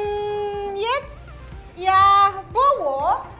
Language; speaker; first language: German; non-native, fluent; Indonesian